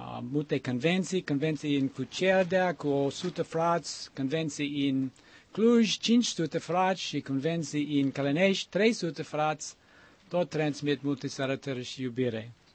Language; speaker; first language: Romanian; non-native, learner; English